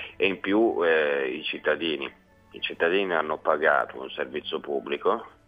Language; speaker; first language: Italian; native; Italian